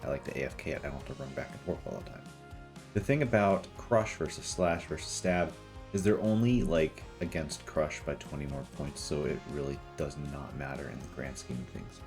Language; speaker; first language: English; native; English